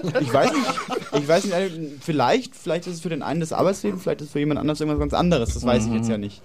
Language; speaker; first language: German; native; German